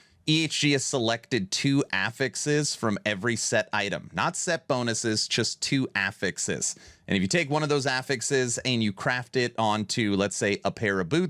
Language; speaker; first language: English; native; English